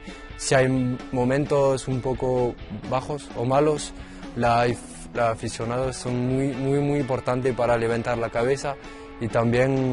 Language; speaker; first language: Spanish; non-native, learner; French